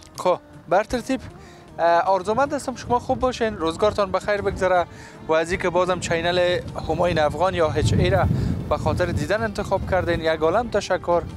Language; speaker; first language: Persian; native; Persian